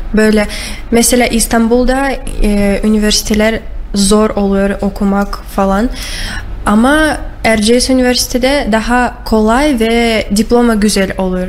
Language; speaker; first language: Turkish; non-native, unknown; Russian